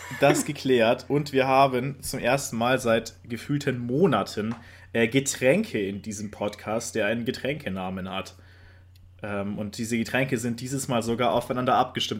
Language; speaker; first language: German; native; German